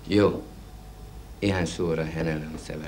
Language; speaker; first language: Finnish; non-native, learner; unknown